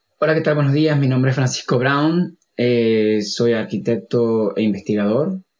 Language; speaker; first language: Spanish; native; Spanish